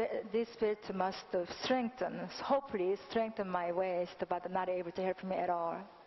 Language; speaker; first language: English; non-native, fluent; Korean